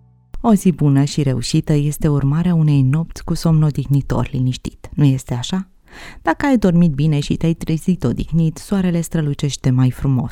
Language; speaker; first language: Romanian; native; Romanian